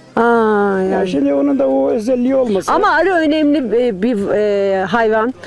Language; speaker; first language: Turkish; native; Turkish